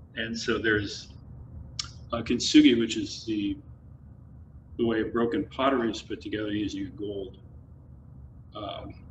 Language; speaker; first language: English; native; English